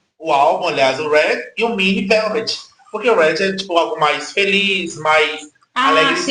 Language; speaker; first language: Portuguese; native; Portuguese